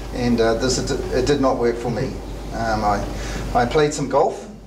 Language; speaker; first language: English; native; English